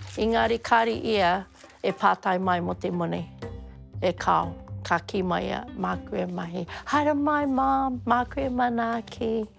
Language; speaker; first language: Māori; non-native, local second language; English